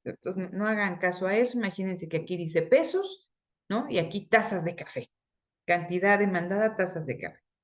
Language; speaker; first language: Spanish; native; Spanish